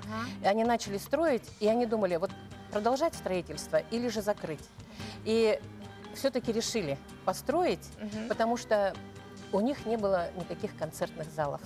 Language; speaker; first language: Russian; native; Russian